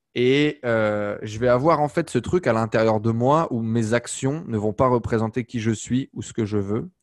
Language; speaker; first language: French; native; French